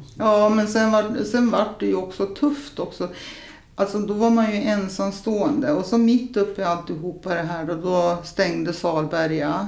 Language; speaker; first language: Swedish; early bilingual, other home language; Serbian